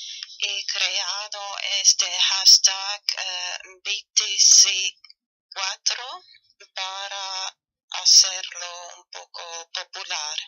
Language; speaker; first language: Spanish; non-native, fluent; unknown